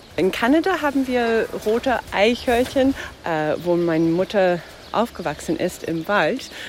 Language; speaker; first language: German; non-native, fluent; English